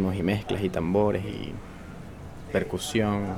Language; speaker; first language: Spanish; native; Spanish